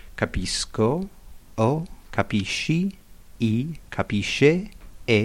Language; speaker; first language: Italian; non-native, fluent; English